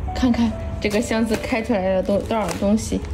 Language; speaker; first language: Chinese; native; Chinese